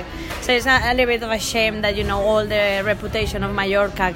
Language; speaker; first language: English; non-native, fluent; Spanish